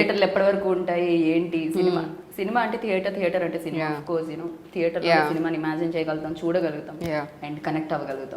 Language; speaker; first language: Telugu; native; Telugu